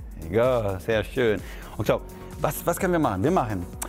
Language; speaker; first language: German; non-native, fluent; French